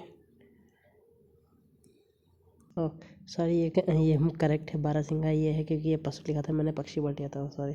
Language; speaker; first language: Hindi; native; Hindi